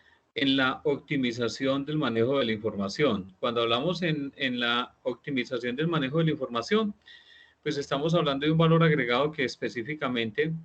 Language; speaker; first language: Spanish; native; Spanish